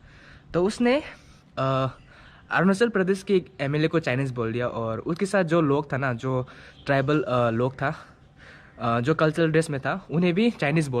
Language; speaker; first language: Hindi; non-native, local second language; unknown